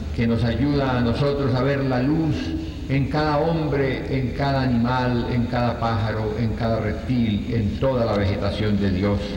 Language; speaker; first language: Spanish; native; Spanish